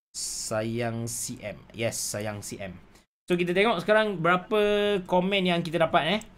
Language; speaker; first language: Malay; native; Malay